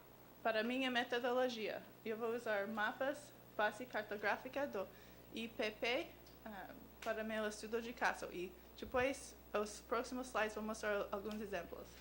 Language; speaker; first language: Portuguese; non-native, learner; English